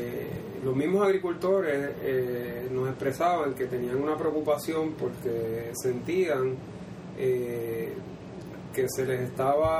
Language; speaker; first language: Spanish; native; Spanish